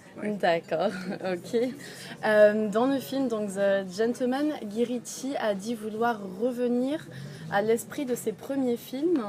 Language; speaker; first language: French; native; French